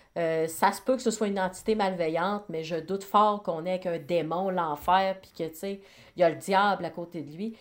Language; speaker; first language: French; native; French